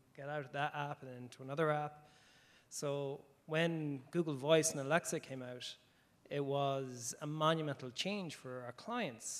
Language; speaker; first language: English; native; English